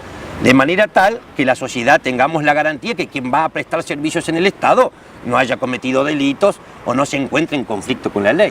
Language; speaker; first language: Spanish; native; Spanish